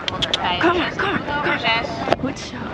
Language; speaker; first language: Dutch; native; Dutch